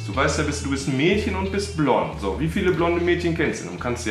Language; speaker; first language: German; native; German